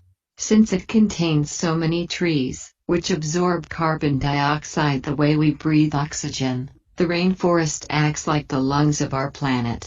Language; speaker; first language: English; non-native, learner; Portuguese